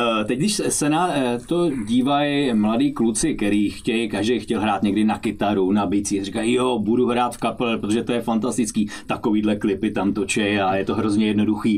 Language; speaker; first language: Czech; native; Czech